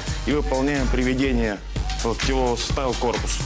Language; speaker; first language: Russian; native; Russian